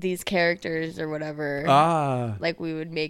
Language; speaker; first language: English; native; English